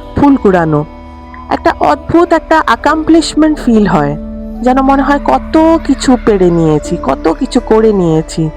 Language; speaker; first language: Bangla; early bilingual, heritage; Bangla